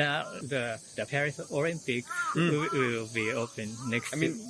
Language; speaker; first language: English; non-native, fluent; Japanese